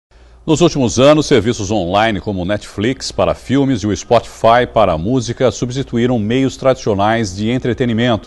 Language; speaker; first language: Portuguese; native; Portuguese